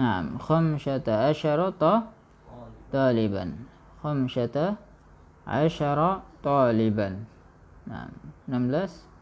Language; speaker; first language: Arabic; non-native, fluent; Indonesian